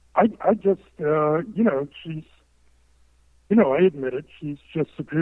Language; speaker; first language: English; native; English